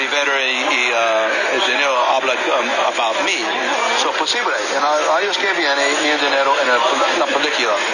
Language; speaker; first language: Spanish; non-native, learner; English